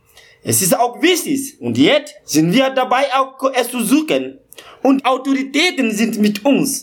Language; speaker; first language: German; non-native, learner; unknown